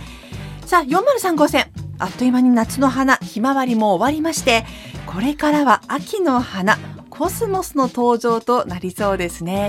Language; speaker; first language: Japanese; native; Japanese